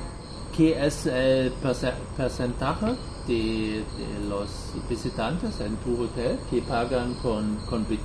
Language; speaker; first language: Spanish; non-native, learner; German